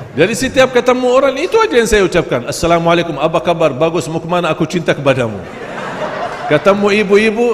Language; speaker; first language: Malay; non-native, fluent; Arabic